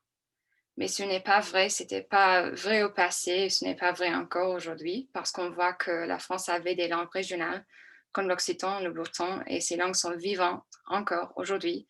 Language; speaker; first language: French; non-native, fluent; English